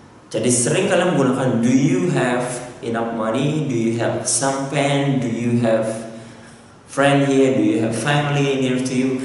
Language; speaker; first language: English; non-native, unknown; Indonesian